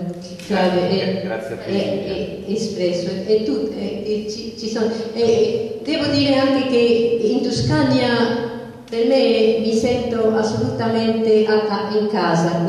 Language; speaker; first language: Italian; non-native, fluent; English